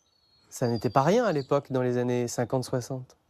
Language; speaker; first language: French; native; French